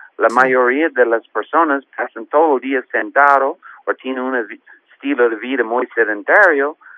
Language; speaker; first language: Spanish; non-native, fluent; English